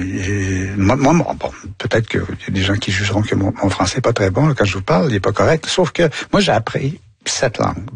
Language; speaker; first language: French; native; French